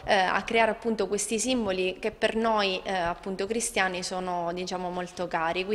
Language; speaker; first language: Italian; native; Italian